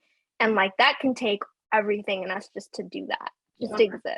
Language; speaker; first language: English; native; English